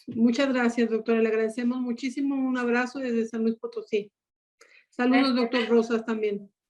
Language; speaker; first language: Spanish; native; Spanish